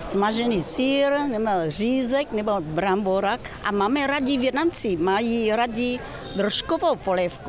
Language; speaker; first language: Czech; non-native, fluent; Vietnamese